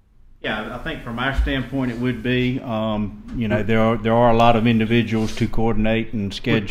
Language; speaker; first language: English; native; English